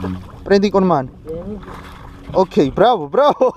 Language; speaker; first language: Italian; non-native, learner; Georgian